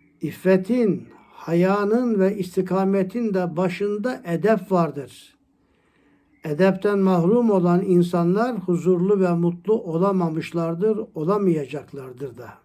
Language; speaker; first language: Turkish; native; Turkish